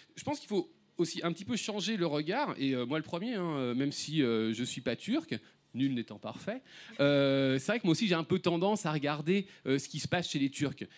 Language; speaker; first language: French; native; French